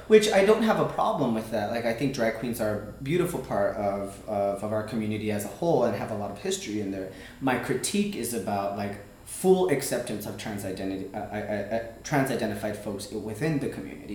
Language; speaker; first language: English; early bilingual, other home language; Spanish